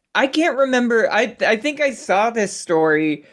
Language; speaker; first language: English; native; English